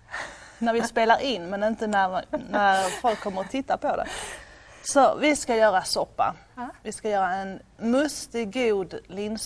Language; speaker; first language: Swedish; native; Swedish